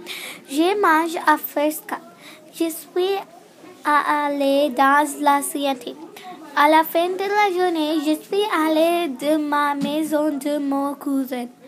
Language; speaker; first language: French; non-native, learner; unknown